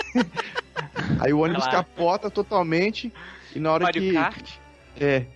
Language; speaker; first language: Portuguese; native; Portuguese